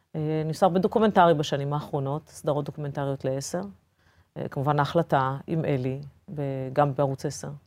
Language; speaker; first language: Hebrew; early bilingual, other home language; Portuguese